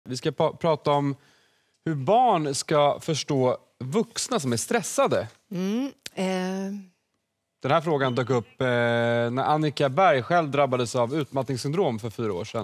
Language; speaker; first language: Swedish; native; Swedish